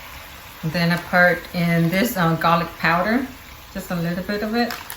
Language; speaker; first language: English; early bilingual, other home language; Vietnamese